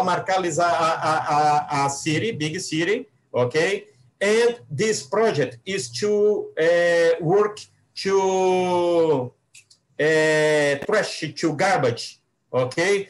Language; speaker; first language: English; non-native, learner; Portuguese